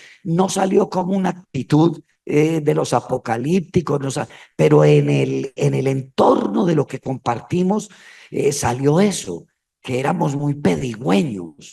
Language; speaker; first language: Spanish; native; Spanish